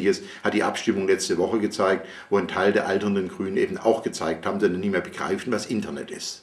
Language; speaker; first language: German; native; German